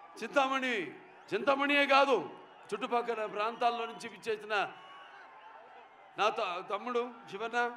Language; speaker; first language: Telugu; native; Telugu